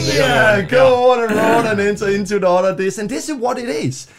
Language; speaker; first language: English; non-native, fluent; Danish